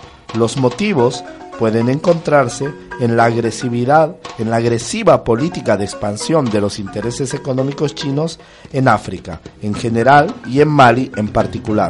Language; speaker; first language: Spanish; native; Spanish